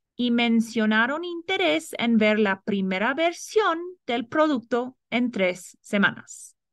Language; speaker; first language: Spanish; non-native, fluent; English